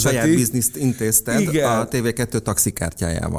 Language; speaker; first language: Hungarian; native; Hungarian